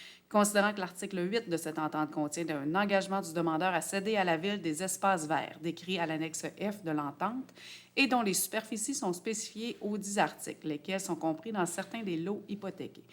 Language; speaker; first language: French; native; French